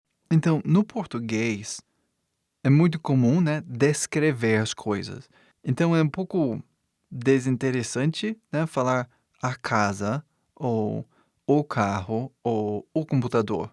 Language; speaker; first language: Portuguese; non-native, fluent; English